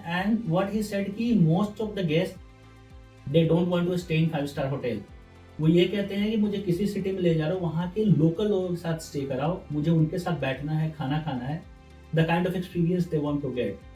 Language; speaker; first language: Hindi; native; Hindi